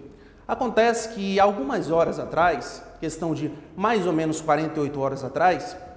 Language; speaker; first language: Portuguese; native; Portuguese